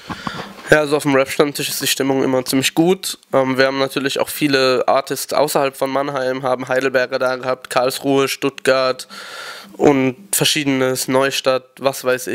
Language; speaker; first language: German; native; German